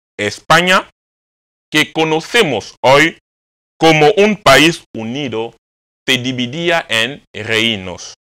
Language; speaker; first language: Spanish; non-native, fluent; French